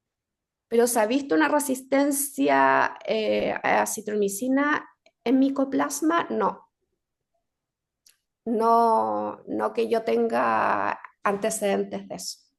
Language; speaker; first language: Spanish; native; Spanish